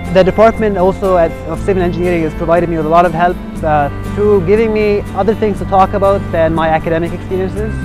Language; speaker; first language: English; non-native, fluent; Arabic